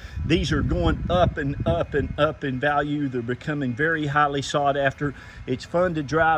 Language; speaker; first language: English; native; English